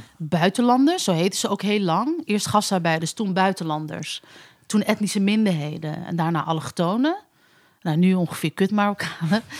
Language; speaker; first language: Dutch; early bilingual, other home language; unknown